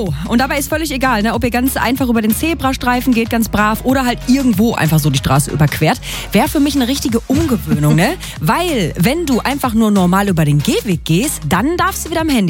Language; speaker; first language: German; native; German